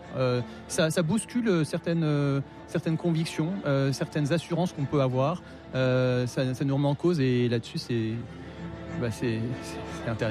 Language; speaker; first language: French; native; French